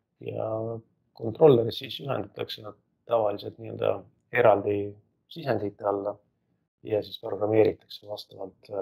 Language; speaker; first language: Estonian; native; Estonian